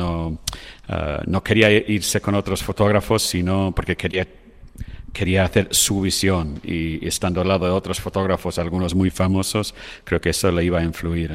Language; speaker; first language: Spanish; non-native, fluent; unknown